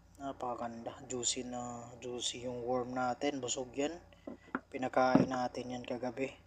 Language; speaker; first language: Filipino; native; Filipino